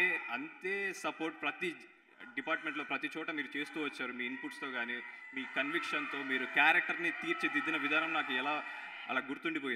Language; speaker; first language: Telugu; native; Telugu